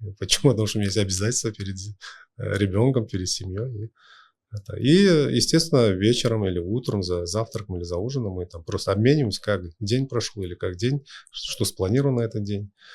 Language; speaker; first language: Russian; non-native, local second language; Uzbek